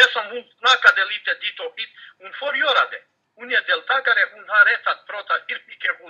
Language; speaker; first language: Swedish; non-native, fluent; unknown